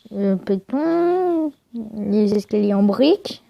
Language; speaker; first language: French; native; French